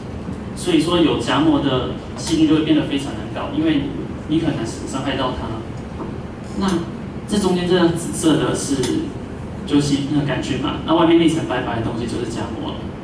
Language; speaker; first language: Chinese; native; Chinese